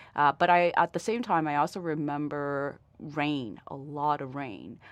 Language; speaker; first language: English; early bilingual, other home language; Vietnamese